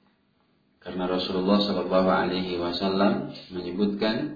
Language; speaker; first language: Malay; non-native, local second language; Sundanese